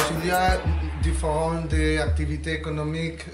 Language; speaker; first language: French; non-native, learner; Spanish